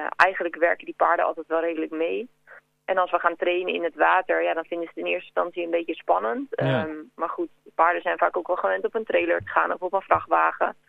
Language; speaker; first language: Dutch; native; Dutch